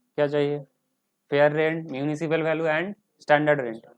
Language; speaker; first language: Hindi; non-native, local second language; Bangla